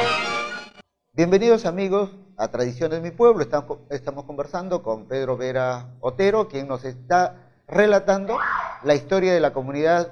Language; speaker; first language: Spanish; native; Spanish